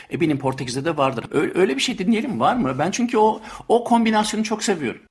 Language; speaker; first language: Turkish; native; Turkish